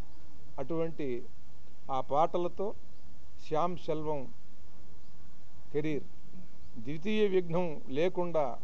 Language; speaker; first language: Telugu; native; Telugu